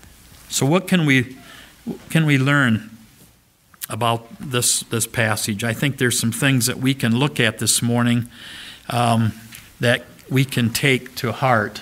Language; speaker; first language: English; native; English